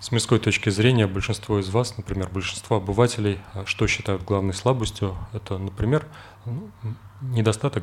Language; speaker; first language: Russian; native; Russian